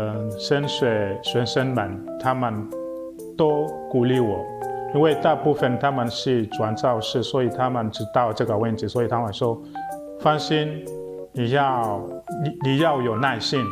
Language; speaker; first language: Chinese; non-native, fluent; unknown